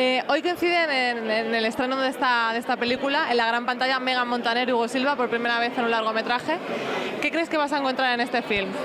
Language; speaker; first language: Spanish; native; Spanish